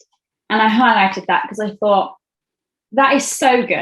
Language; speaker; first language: English; native; English